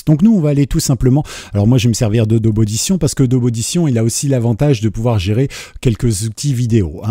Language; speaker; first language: French; native; French